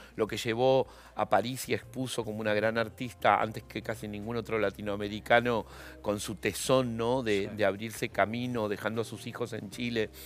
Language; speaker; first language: Spanish; native; Spanish